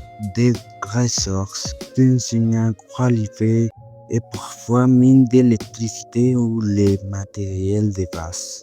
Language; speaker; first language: French; non-native, fluent; Spanish